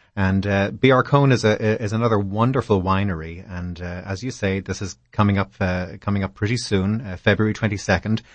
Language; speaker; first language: English; native; English